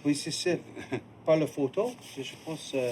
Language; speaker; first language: French; non-native, learner; English